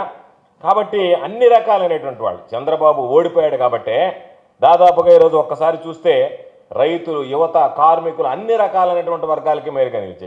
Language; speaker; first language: Telugu; native; Telugu